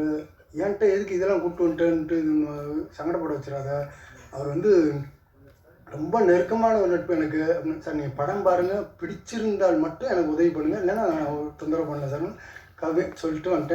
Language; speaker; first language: Tamil; native; Tamil